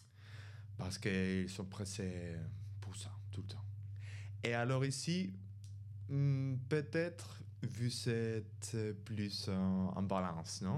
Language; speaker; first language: French; non-native, fluent; Spanish